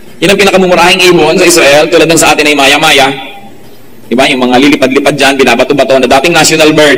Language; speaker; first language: Filipino; native; Filipino